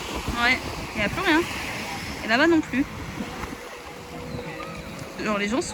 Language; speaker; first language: French; native; French